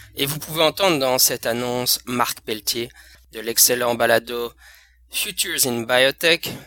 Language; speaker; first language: French; native; French